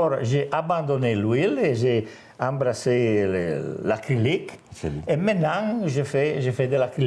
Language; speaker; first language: French; non-native, fluent; Italian